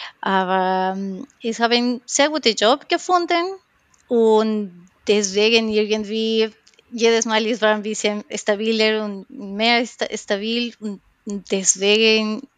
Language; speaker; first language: German; non-native, learner; Spanish